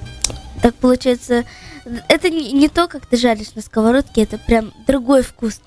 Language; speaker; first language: Russian; early bilingual, heritage; Russian